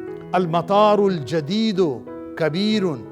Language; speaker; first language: Arabic; non-native, fluent; Hindi